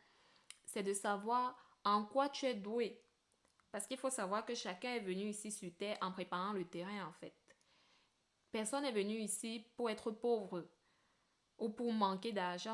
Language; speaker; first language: French; native; French